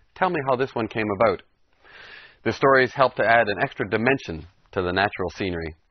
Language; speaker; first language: English; native; English